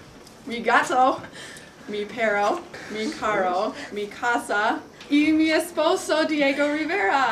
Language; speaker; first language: Spanish; non-native, learner; English